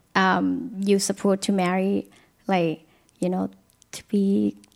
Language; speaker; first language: English; non-native, learner; Thai